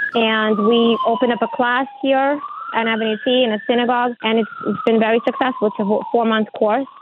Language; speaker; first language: English; early bilingual, other home language; Ukrainian